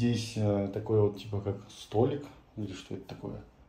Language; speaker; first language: Russian; native; Russian